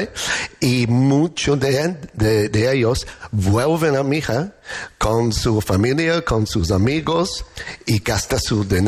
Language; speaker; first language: Spanish; non-native, fluent; English